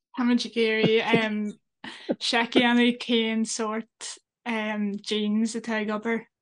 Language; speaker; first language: Irish; non-native, local second language; English